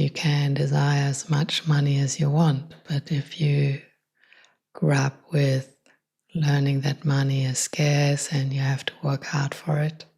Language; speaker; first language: English; non-native, fluent; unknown